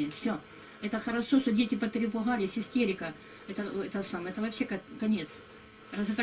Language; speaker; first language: Russian; native; Russian